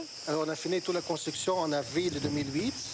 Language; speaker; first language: French; non-native, fluent; Greek